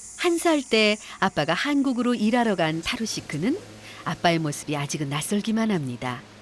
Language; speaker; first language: Korean; native; Korean